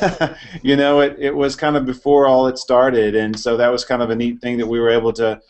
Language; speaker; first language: English; native; English